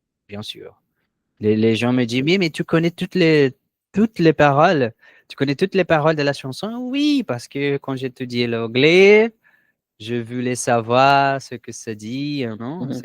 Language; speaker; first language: French; non-native, learner; Portuguese